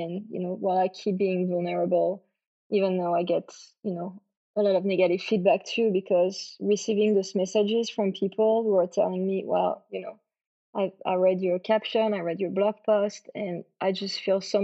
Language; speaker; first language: English; non-native, fluent; French